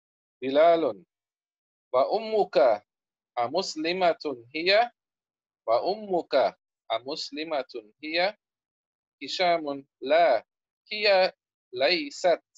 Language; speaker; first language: Arabic; non-native, fluent; English